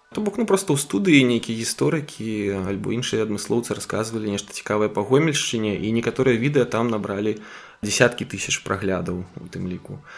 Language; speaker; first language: Belarusian; native; Belarusian